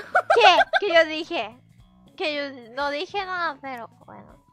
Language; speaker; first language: Spanish; non-native, learner; Japanese